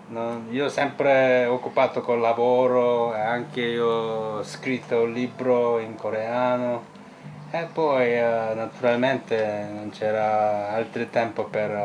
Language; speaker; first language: Italian; non-native, learner; Korean